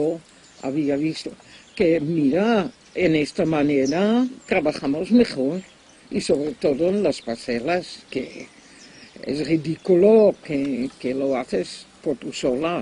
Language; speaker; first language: Spanish; non-native, fluent; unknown